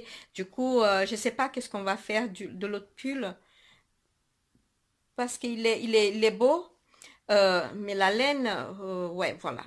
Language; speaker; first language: French; non-native, fluent; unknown